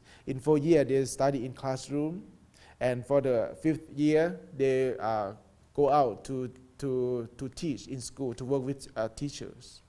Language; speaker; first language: English; non-native, learner; Thai